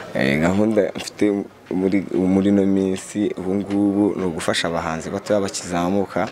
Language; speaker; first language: Kinyarwanda; native; Kinyarwanda